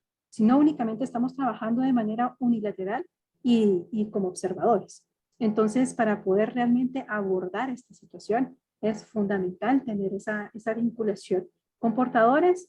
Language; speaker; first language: Spanish; native; Spanish